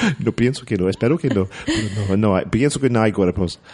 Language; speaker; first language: Spanish; non-native, learner; English